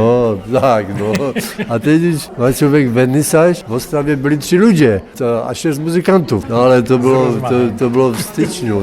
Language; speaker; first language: Polish; non-native, learner; Czech